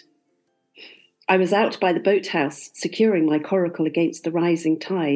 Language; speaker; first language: English; native; English